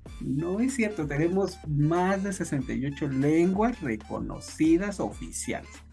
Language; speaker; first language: Spanish; native; Spanish